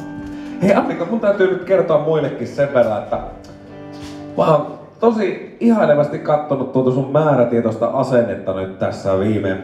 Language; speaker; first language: Finnish; native; Finnish